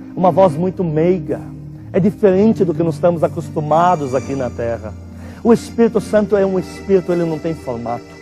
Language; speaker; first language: Portuguese; non-native, fluent; Arabic